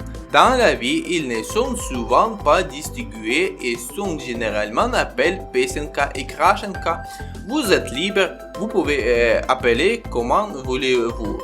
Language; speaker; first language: French; non-native, learner; Ukrainian